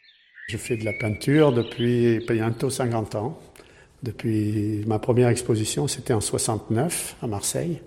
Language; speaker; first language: French; native; French